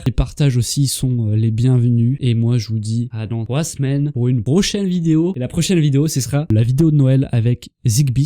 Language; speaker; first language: French; native; French